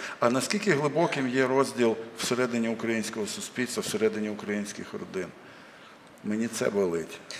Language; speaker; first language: Ukrainian; non-native, local second language; Russian